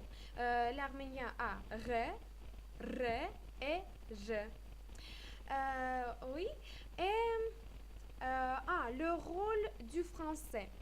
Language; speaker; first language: French; non-native, fluent; Armenian